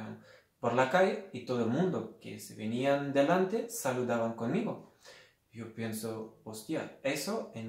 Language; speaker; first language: Spanish; non-native, fluent; Lithuanian